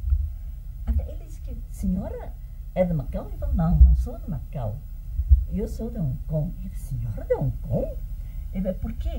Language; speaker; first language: Portuguese; early bilingual, heritage; English